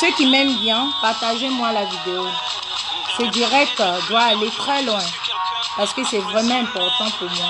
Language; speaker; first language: French; non-native, local second language; Ewe